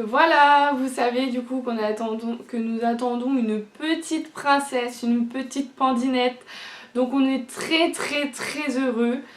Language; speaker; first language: French; native; French